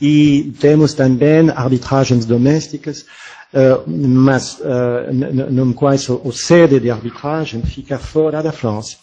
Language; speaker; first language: Portuguese; non-native, fluent; French